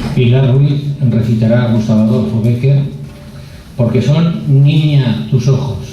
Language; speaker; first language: Spanish; non-native, local second language; Catalan